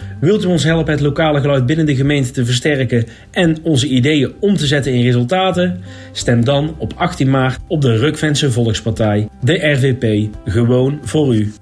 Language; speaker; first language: Dutch; native; Dutch